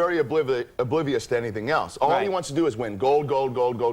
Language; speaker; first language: English; native; English